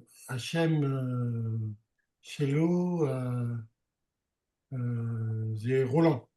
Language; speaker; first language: Hebrew; non-native, learner; French